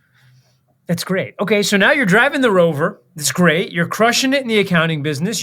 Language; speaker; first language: English; native; English